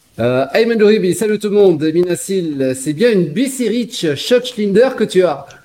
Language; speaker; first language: French; non-native, local second language; Arabic